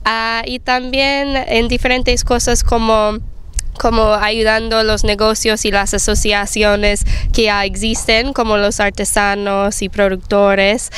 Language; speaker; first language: Spanish; non-native, fluent; English